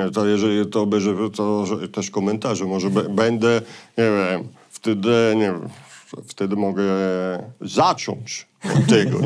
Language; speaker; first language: Polish; non-native, fluent; Italian